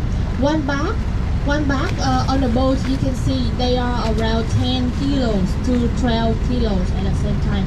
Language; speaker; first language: English; non-native, fluent; Vietnamese